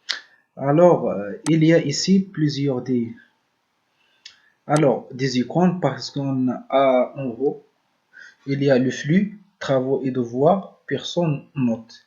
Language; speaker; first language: French; non-native, learner; Arabic